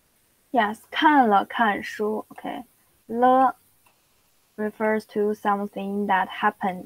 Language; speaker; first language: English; non-native, fluent; Chinese